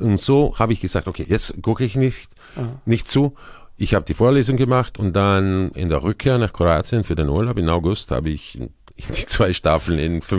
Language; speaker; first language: German; non-native, fluent; Croatian